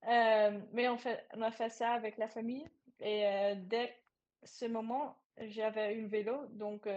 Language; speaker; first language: French; non-native, learner; Dutch